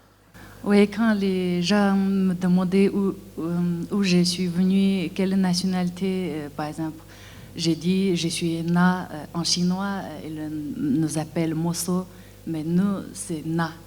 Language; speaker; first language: French; non-native, learner; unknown